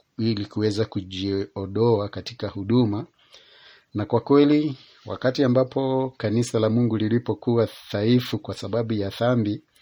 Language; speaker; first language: Swahili; non-native, local second language; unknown